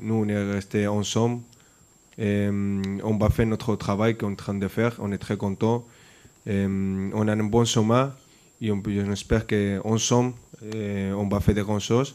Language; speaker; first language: French; non-native, fluent; Spanish